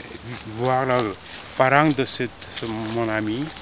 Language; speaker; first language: French; non-native, fluent; Korean